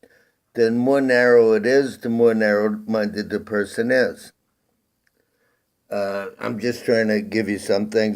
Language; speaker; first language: English; native; English